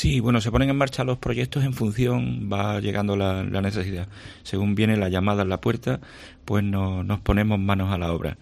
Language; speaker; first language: Spanish; native; Spanish